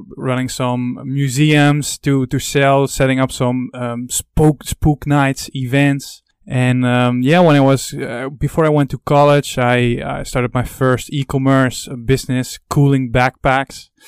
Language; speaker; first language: English; non-native, fluent; Dutch